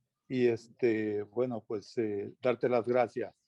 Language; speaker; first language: Spanish; native; Spanish